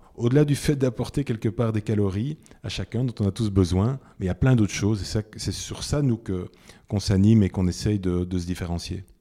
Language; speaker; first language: French; native; French